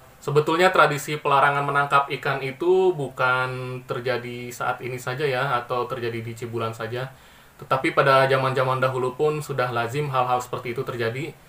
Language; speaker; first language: Indonesian; non-native, local second language; Sundanese